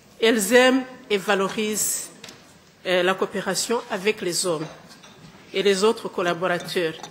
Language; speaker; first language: French; non-native, local second language; Kinyarwanda